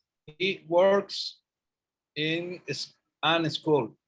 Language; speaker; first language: English; non-native, learner; Spanish